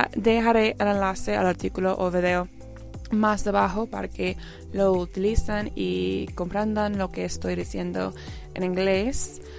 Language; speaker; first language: Spanish; non-native, fluent; English